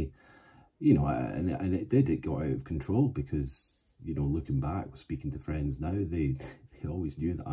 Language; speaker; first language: English; native; English